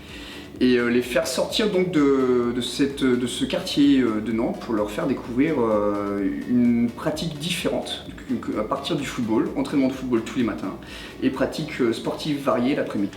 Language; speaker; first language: French; native; French